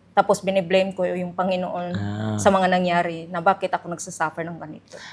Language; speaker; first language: Filipino; native; Filipino